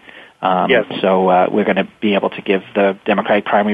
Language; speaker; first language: English; native; English